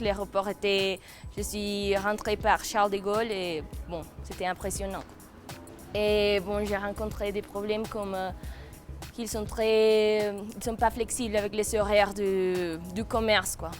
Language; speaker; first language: French; non-native, fluent; Spanish